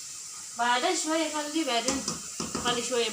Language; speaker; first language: Arabic; non-native, learner; Bangla